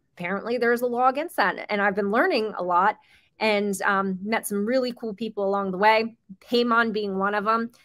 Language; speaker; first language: English; native; English